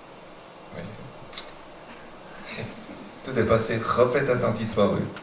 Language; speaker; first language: French; non-native, fluent; Chinese